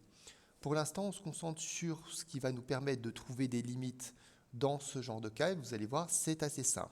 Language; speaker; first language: French; native; French